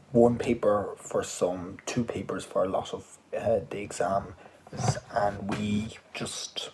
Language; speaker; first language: English; native; English